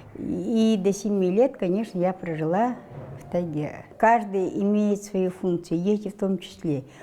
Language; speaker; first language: Russian; non-native, local second language; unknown